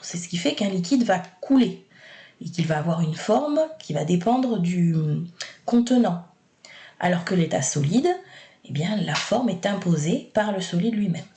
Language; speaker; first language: French; native; French